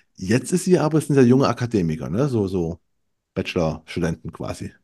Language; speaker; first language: German; native; German